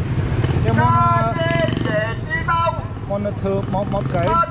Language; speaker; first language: Vietnamese; non-native, learner; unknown